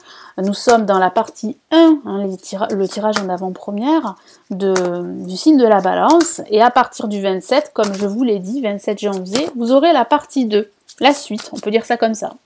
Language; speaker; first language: French; native; French